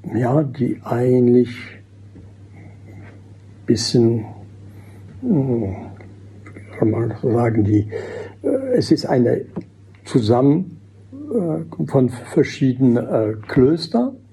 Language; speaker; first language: German; non-native, fluent; French